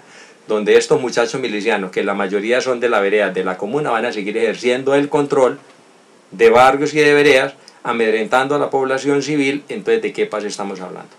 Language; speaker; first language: Spanish; native; Spanish